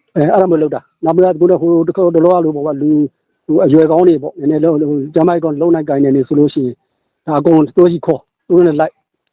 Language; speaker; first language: Burmese; native; Burmese